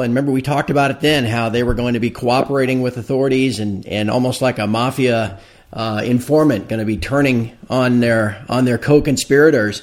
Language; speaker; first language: English; native; English